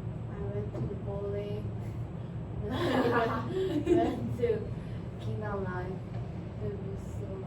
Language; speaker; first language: English; non-native, learner; Korean